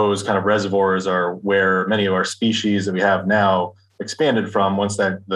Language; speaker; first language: English; native; English